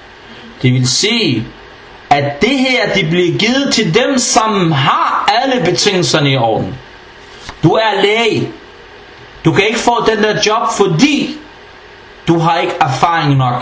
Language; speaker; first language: Danish; non-native, fluent; Arabic